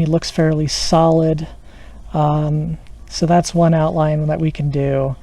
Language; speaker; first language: English; native; English